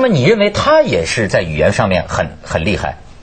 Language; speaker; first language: Chinese; native; Chinese